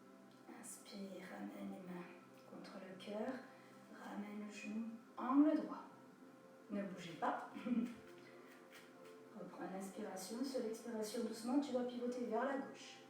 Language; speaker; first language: French; native; French